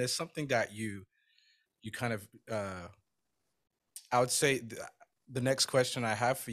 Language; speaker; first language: English; native; English